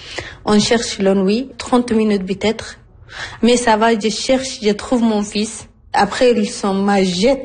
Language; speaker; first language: French; non-native, learner; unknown